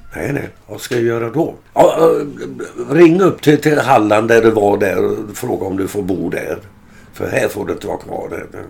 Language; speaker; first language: Swedish; early bilingual, other home language; German